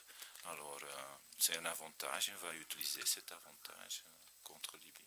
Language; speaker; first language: French; non-native, fluent; Dutch